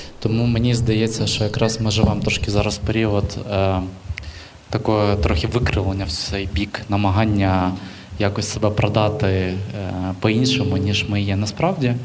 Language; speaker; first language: Ukrainian; native; Ukrainian